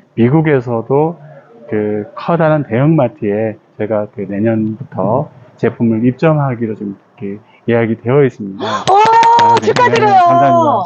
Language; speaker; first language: Korean; native; Korean